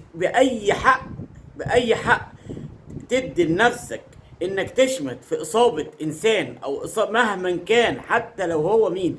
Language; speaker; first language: Arabic; native; Arabic